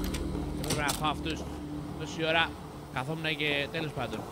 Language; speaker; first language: Greek; native; Greek